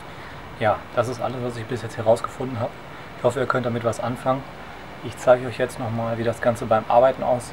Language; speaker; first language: German; native; German